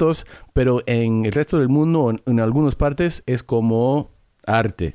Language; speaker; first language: Spanish; early bilingual, heritage; English